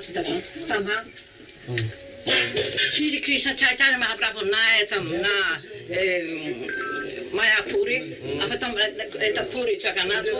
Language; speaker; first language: Russian; non-native, learner; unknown